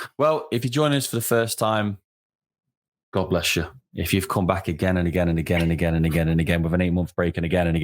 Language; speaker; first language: English; native; English